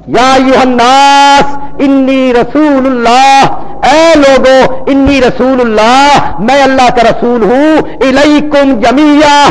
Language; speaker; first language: Urdu; non-native, local second language; Punjabi